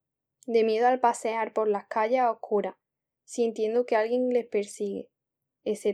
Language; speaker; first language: Spanish; native; Spanish